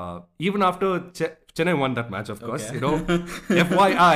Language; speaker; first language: English; non-native, local second language; Tamil